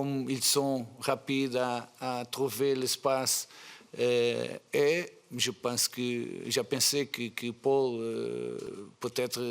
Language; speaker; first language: French; non-native, fluent; Portuguese